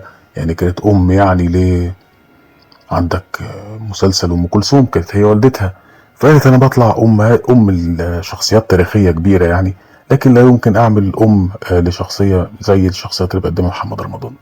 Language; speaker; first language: Arabic; native; Arabic